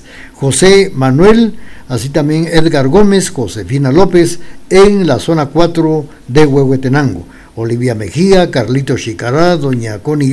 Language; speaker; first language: Spanish; native; Spanish